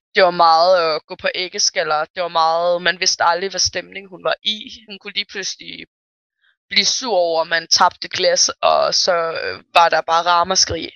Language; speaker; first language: Danish; early bilingual, other home language; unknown